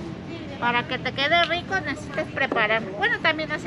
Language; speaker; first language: Spanish; native; Spanish